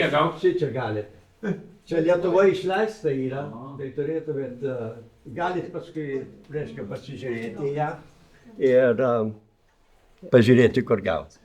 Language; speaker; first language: Lithuanian; native; Lithuanian